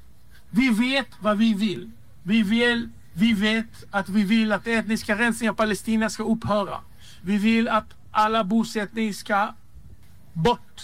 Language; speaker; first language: Swedish; non-native, fluent; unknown